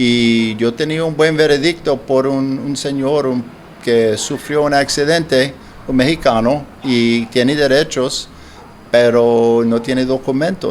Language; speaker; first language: Spanish; non-native, learner; English